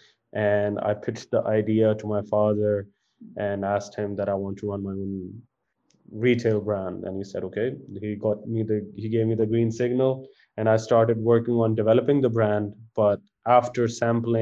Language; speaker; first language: English; non-native, local second language; Punjabi